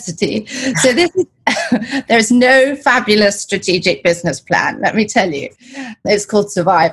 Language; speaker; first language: English; native; English